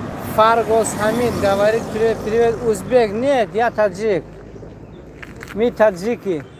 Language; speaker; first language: Russian; non-native, local second language; Tajik